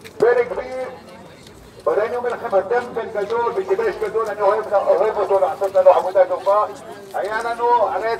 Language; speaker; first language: Hebrew; non-native, local second language; Arabic